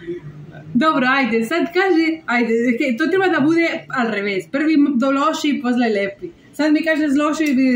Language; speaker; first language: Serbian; non-native, learner; Spanish